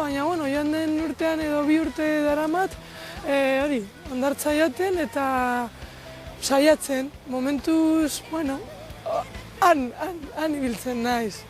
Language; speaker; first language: Basque; non-native, local second language; Spanish